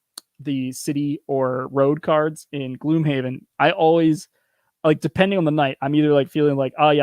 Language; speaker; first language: English; native; English